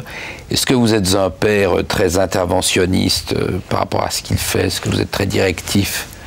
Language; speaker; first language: French; native; French